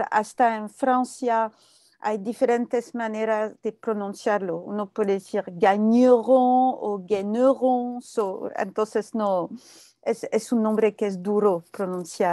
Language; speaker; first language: Spanish; non-native, fluent; French